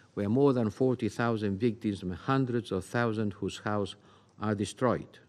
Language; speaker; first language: English; non-native, fluent; Spanish